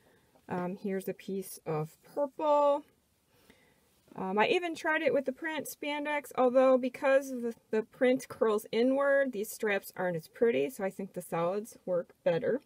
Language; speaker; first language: English; native; English